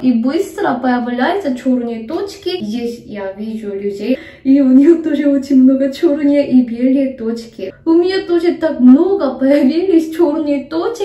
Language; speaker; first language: Russian; non-native, fluent; Korean